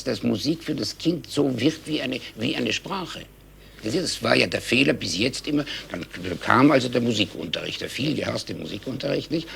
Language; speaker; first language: German; native; German